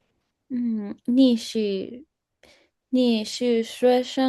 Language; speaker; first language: Chinese; non-native, learner; Spanish